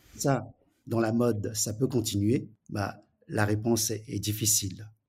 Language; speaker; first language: French; early bilingual, other home language; Wu Chinese